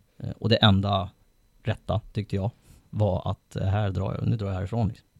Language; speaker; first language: Swedish; native; Swedish